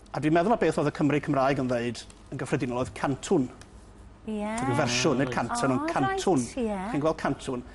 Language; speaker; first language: Welsh; native; Welsh